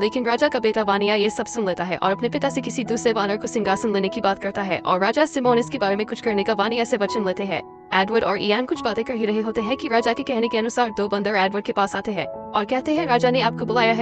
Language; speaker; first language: Hindi; native; Hindi